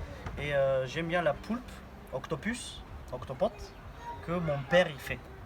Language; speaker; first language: French; non-native, fluent; Bulgarian